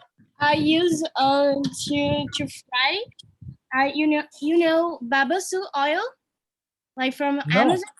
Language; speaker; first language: English; non-native, learner; Portuguese